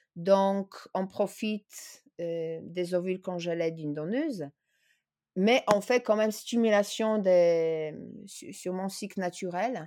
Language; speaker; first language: French; non-native, fluent; Polish